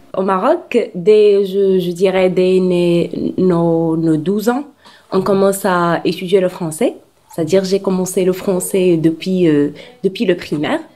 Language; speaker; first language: French; non-native, local second language; Arabic